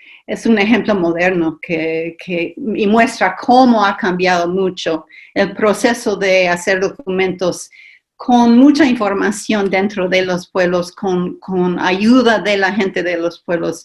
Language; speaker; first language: Spanish; non-native, fluent; English